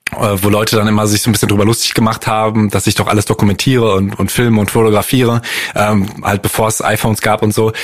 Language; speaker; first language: German; native; German